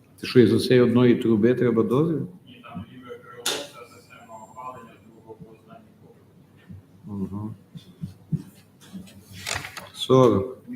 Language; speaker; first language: Ukrainian; native; Ukrainian